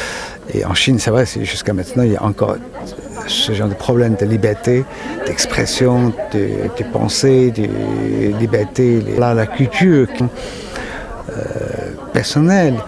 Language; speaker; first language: French; non-native, fluent; Chinese